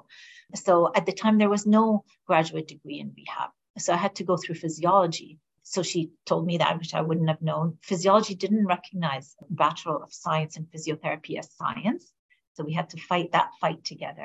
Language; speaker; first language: English; non-native, fluent; Arabic